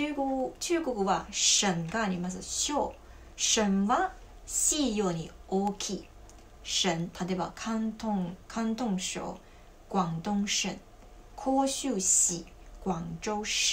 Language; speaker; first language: Japanese; non-native, fluent; Chinese